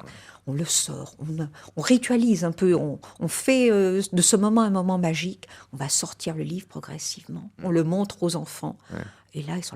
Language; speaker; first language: French; native; French